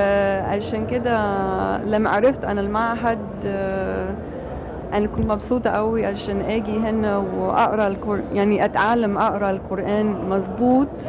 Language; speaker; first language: Arabic; non-native, fluent; English